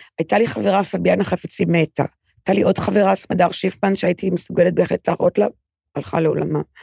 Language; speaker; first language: Hebrew; native; Hebrew